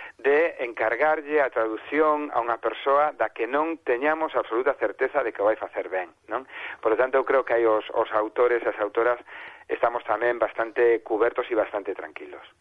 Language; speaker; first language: Galician; native; Galician